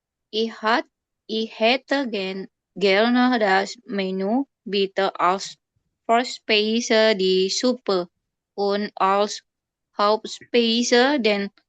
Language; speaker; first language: German; non-native, learner; Indonesian